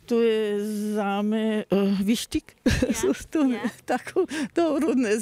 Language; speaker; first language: Slovenian; early bilingual, heritage; Slovenian